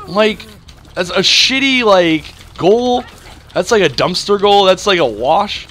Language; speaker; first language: English; native; English